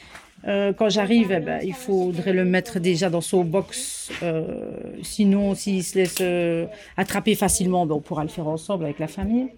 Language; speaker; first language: French; native; French